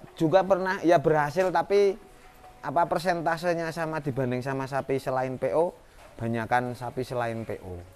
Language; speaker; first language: Indonesian; non-native, local second language; Javanese